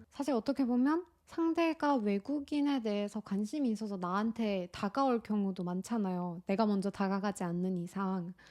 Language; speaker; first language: Korean; non-native, fluent; Turkish